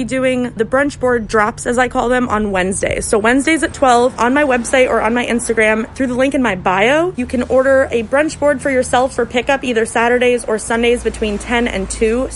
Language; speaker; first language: English; native; English